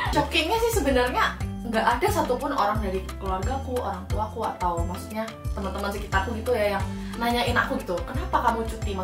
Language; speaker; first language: Indonesian; native; Indonesian